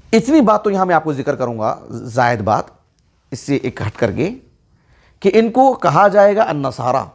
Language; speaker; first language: Urdu; native; Urdu